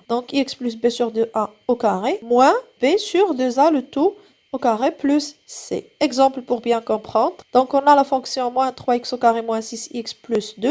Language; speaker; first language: French; non-native, local second language; Arabic